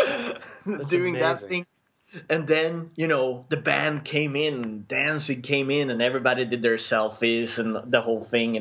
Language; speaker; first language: English; non-native, fluent; Swedish